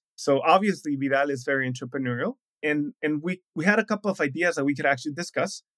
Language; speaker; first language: English; non-native, fluent; Spanish